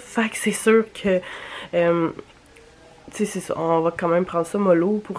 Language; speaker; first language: French; native; French